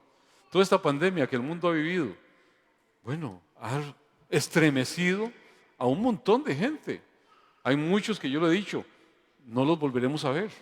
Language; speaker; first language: Spanish; native; Spanish